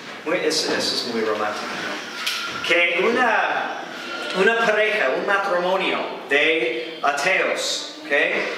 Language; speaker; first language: Spanish; non-native, fluent; English